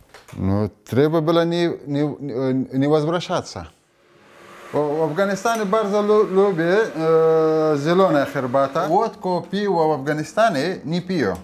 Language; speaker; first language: Polish; non-native, learner; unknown